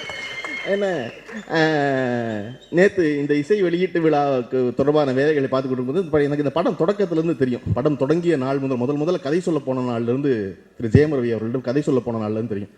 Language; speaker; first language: Tamil; native; Tamil